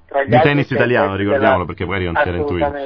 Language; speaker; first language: Italian; native; Italian